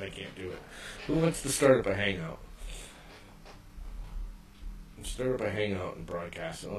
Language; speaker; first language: English; native; English